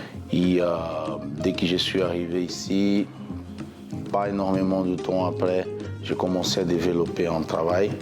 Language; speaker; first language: French; non-native, fluent; Portuguese